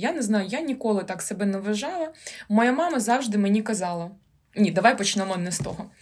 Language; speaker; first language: Ukrainian; non-native, local second language; Russian